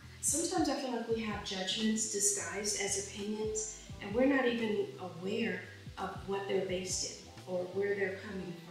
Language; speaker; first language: English; native; English